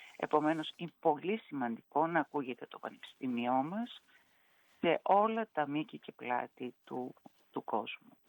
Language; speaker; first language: Greek; native; Greek